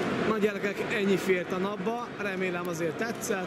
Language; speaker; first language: Hungarian; native; Hungarian